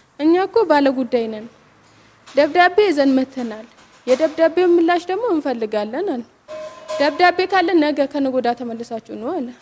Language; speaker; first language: Amharic; non-native, local second language; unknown